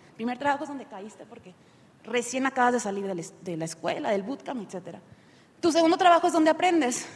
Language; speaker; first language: Spanish; native; Spanish